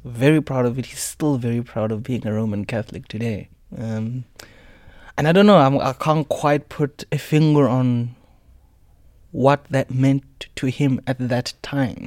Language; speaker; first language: English; non-native, local second language; Tswana